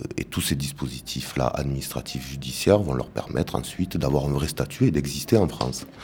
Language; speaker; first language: French; native; French